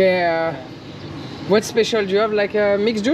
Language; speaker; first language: English; non-native, learner; French